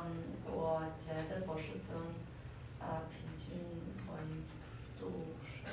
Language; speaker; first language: Chinese; non-native, learner; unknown